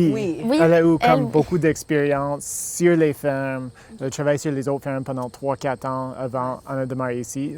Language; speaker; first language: French; non-native, local second language; English